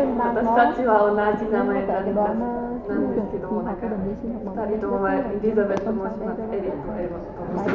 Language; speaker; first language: Japanese; non-native, learner; German